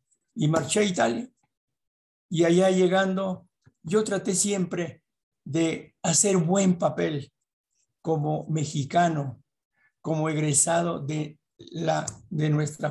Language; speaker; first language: Spanish; native; Spanish